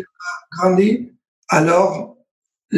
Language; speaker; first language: French; non-native, learner; Spanish